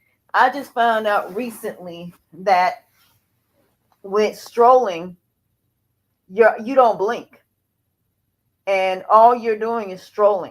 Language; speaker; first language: English; native; English